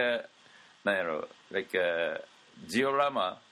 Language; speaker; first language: English; non-native, learner; Japanese